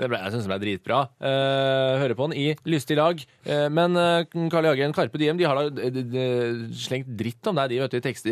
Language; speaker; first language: Norwegian; native; Norwegian